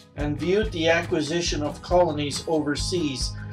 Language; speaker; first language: English; native; English